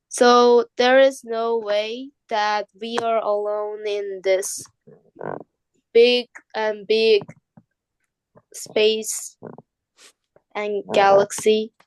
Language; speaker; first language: English; non-native, learner; Korean